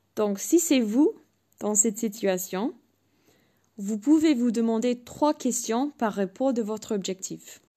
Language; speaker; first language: French; non-native, fluent; English